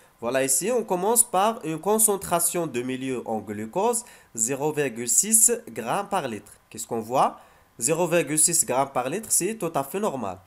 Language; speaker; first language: French; non-native, local second language; Arabic